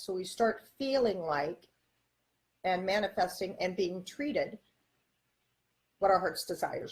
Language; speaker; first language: English; native; English